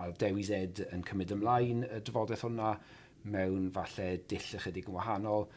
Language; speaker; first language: Welsh; native; Welsh